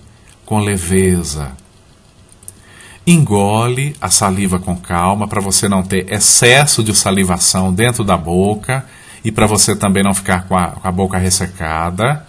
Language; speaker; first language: Portuguese; native; Portuguese